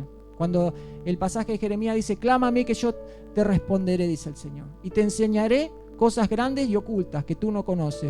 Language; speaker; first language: Spanish; native; Spanish